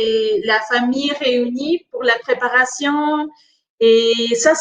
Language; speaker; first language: French; non-native, fluent; Spanish